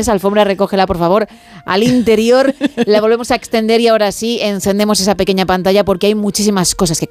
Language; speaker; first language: Spanish; native; Spanish